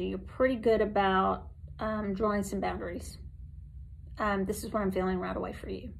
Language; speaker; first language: English; native; English